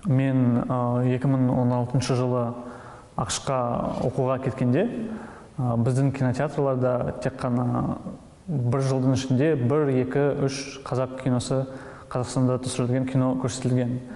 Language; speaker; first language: Kazakh; non-native, local second language; Russian